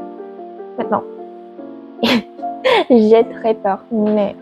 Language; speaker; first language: French; non-native, learner; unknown